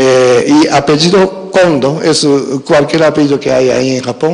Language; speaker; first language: Spanish; non-native, fluent; Japanese